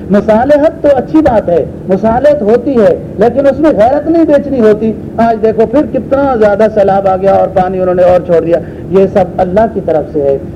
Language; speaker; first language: Urdu; native; Urdu